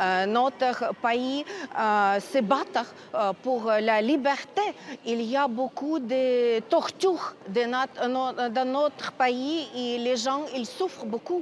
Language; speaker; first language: French; non-native, fluent; Ukrainian